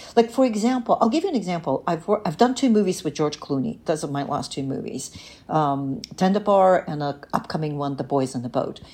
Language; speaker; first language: English; early bilingual, other home language; Bulgarian